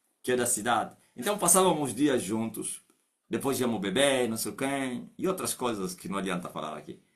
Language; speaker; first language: Portuguese; non-native, local second language; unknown